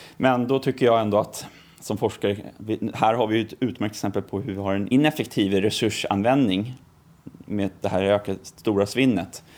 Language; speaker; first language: Swedish; native; Swedish